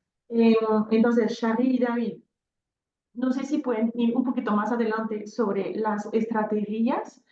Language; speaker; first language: Spanish; non-native, fluent; French